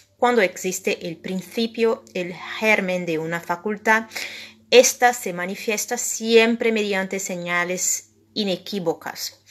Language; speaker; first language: Spanish; non-native, fluent; Portuguese